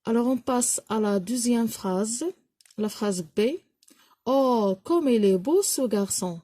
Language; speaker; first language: French; non-native, local second language; Arabic